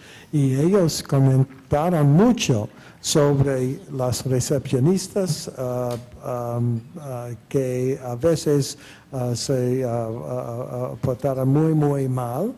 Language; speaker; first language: Spanish; non-native, fluent; English